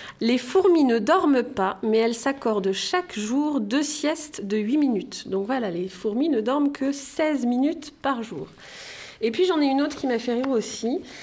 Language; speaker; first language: French; native; French